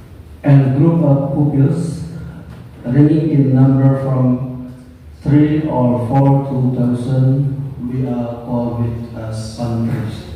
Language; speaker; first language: English; non-native, learner; Indonesian